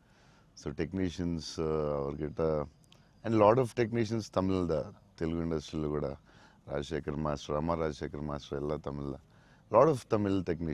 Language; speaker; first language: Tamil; non-native, local second language; Telugu